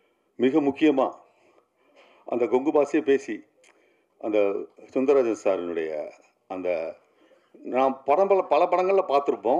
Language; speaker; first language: Tamil; native; Tamil